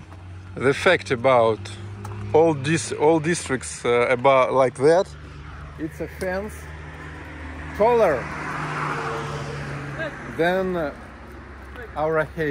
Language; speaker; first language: English; non-native, learner; Russian